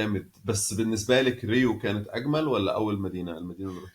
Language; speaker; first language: Arabic; native; Arabic